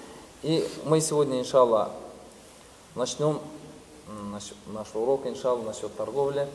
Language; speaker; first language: Russian; non-native, fluent; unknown